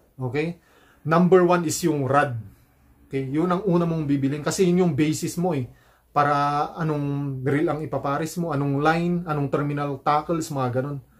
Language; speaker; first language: Filipino; native; Filipino